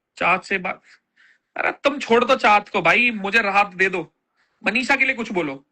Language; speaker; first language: Hindi; native; Hindi